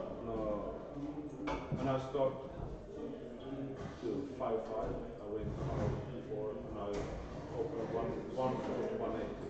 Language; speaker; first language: English; non-native, learner; Norwegian